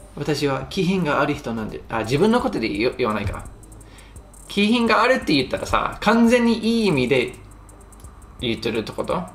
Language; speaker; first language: Japanese; non-native, fluent; English